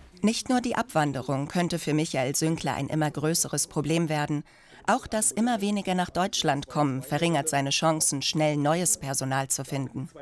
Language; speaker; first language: German; native; German